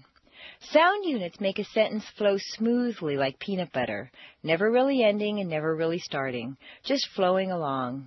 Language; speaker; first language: English; native; English